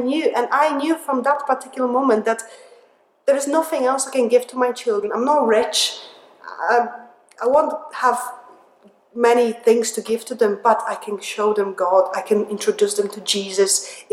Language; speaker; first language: English; non-native, fluent; Polish